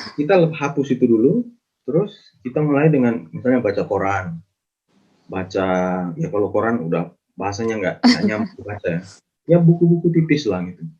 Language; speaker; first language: Indonesian; non-native, local second language; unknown